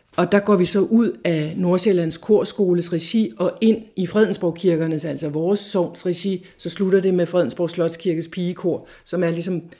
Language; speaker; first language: Danish; native; Danish